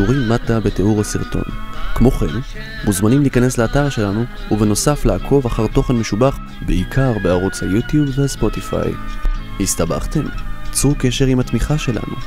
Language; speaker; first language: Hebrew; native; Hebrew